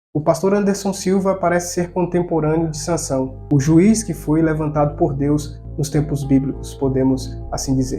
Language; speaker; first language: Portuguese; native; Portuguese